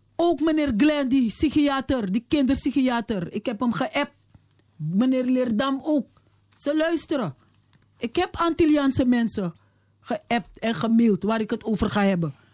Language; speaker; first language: Dutch; native; Dutch